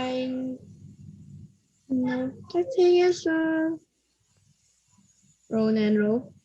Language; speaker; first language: English; non-native, learner; Vietnamese